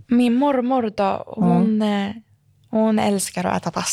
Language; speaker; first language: Swedish; early bilingual, other home language; Arabic